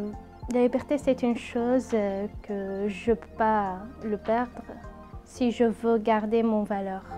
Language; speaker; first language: French; non-native, learner; Arabic